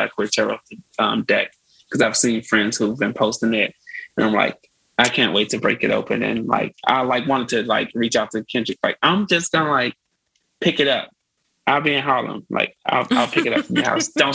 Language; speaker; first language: English; native; English